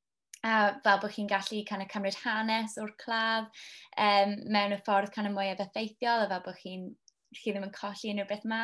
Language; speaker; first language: Welsh; non-native, local second language; English